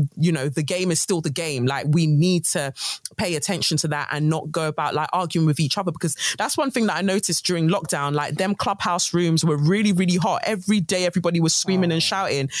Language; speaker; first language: English; native; English